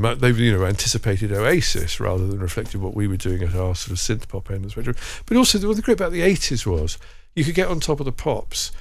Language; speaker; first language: English; native; English